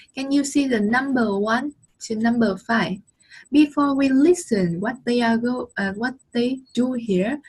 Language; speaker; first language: English; non-native, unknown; Vietnamese